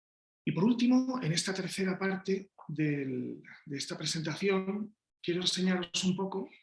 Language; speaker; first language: Spanish; native; Spanish